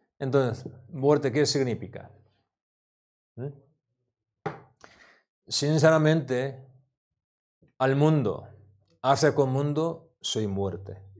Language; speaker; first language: Spanish; non-native, learner; Korean